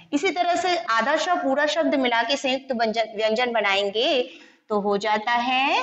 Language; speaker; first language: Hindi; non-native, local second language; Gujarati